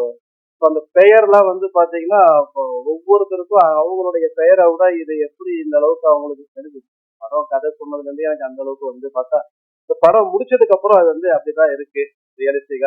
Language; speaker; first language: Tamil; native; Tamil